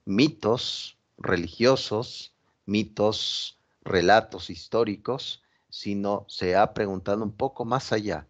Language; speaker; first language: Spanish; native; Spanish